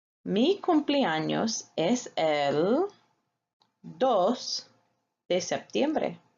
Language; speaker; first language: Spanish; non-native, fluent; English